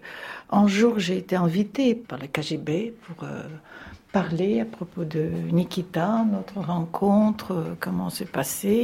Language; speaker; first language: French; non-native, fluent; Russian